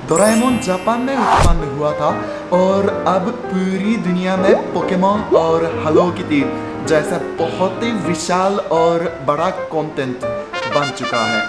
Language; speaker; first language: Hindi; non-native, fluent; Japanese